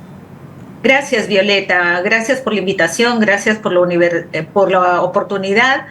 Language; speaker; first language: Spanish; native; Spanish